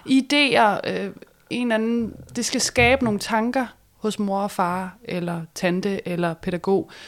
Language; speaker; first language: Danish; native; Danish